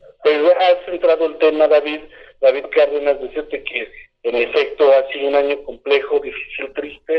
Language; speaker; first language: Spanish; native; Spanish